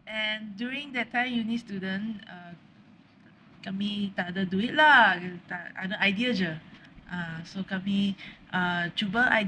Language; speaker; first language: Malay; non-native, local second language; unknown